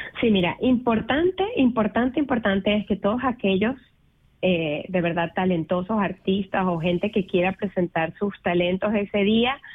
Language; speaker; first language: Spanish; native; Spanish